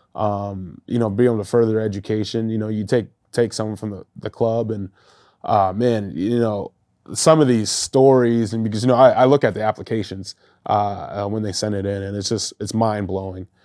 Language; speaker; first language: English; native; English